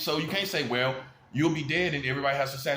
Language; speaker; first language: English; native; English